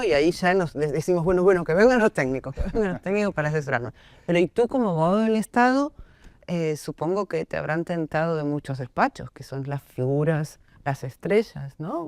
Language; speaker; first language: Spanish; native; Spanish